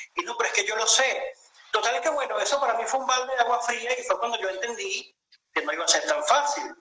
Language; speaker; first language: Spanish; native; Spanish